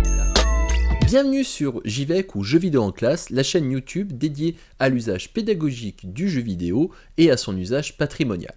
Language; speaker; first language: French; native; French